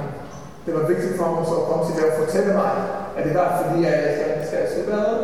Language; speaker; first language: Danish; non-native, fluent; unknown